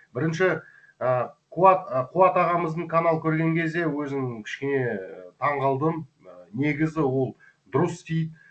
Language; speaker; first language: Kazakh; non-native, local second language; Russian